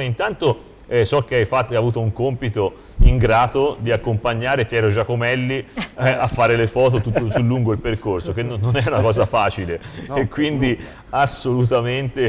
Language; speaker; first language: Italian; native; Italian